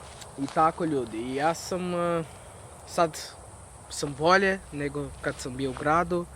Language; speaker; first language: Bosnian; non-native, fluent; Portuguese